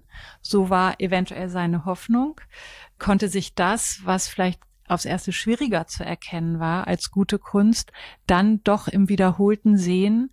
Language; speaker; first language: German; native; German